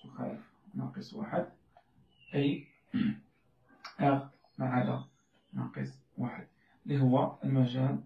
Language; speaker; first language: Arabic; native; Arabic